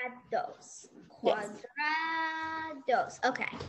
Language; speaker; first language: Spanish; non-native, learner; English